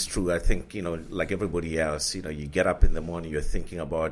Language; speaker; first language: English; non-native, local second language; Southern Sotho